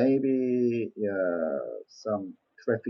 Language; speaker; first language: English; non-native, learner; Korean